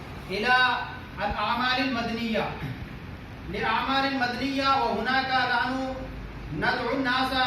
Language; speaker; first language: Arabic; non-native, fluent; Urdu